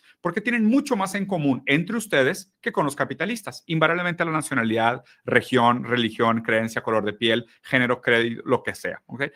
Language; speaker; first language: Spanish; early bilingual, other home language; Portuguese